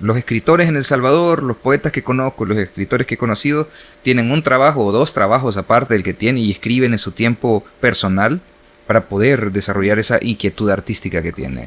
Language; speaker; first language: Spanish; native; Spanish